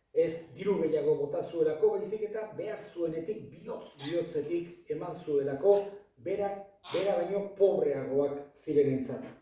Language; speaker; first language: Basque; native; Basque